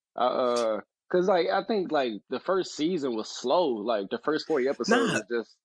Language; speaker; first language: English; native; English